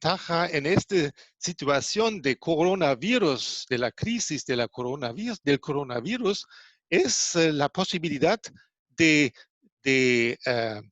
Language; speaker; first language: Spanish; non-native, fluent; German